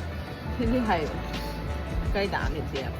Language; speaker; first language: Cantonese; native; Cantonese